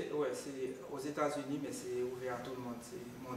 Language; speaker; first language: French; non-native, local second language; Haitian Creole